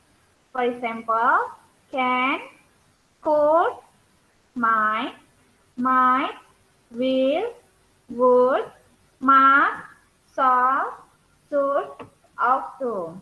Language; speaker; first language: English; non-native, learner; Indonesian